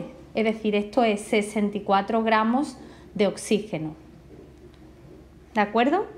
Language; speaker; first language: Spanish; native; Spanish